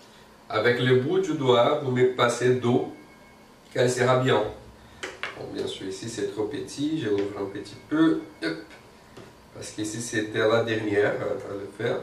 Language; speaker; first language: French; non-native, fluent; Portuguese